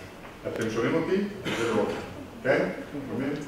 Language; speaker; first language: Hebrew; non-native, fluent; French